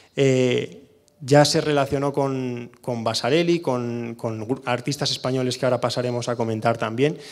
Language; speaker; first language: Spanish; non-native, local second language; Catalan